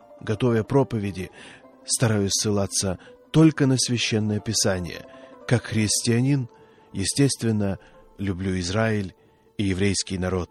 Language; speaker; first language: Russian; non-native, fluent; Swedish